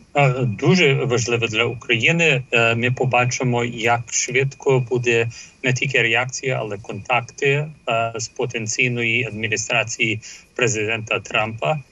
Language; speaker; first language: Ukrainian; early bilingual, heritage; Ukrainian